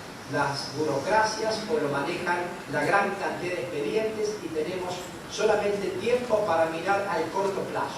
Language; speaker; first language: Spanish; native; Spanish